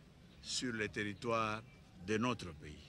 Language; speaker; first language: French; non-native, local second language; Luba-Lulua